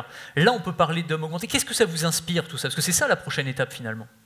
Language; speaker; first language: French; native; French